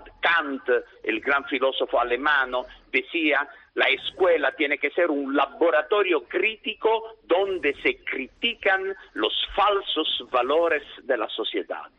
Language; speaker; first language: Spanish; non-native, fluent; Italian